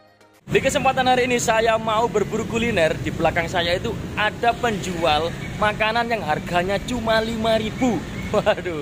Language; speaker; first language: Indonesian; non-native, local second language; Javanese